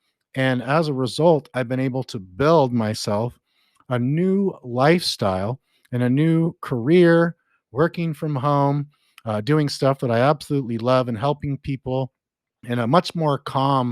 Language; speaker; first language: English; native; English